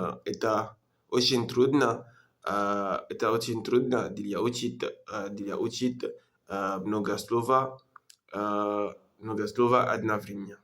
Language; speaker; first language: Russian; non-native, learner; French